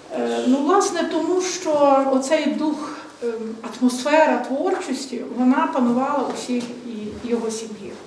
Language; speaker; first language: Ukrainian; native; Ukrainian